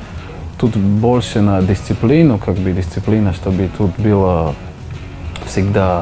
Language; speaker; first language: Russian; non-native, learner; Slovak